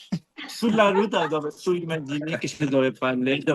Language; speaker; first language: French; non-native, fluent; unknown